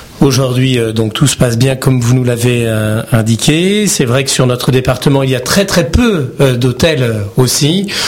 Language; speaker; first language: French; native; French